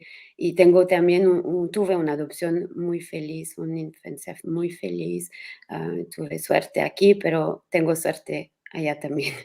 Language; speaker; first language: Spanish; non-native, learner; French